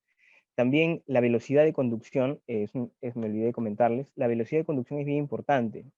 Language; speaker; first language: Spanish; native; Spanish